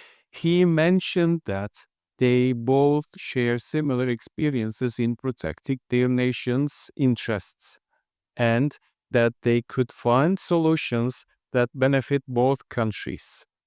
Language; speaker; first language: English; non-native, fluent; Turkish